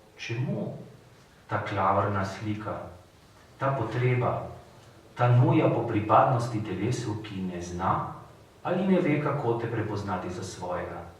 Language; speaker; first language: Slovenian; early bilingual, heritage; Slovenian